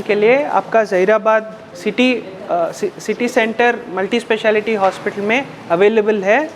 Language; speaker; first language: Hindi; non-native, local second language; Telugu